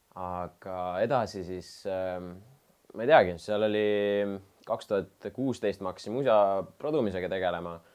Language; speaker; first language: Estonian; non-native, local second language; Russian